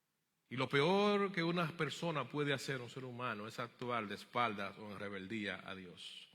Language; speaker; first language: Spanish; native; Spanish